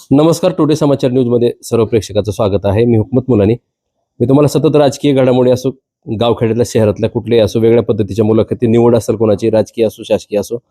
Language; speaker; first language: Marathi; native; Marathi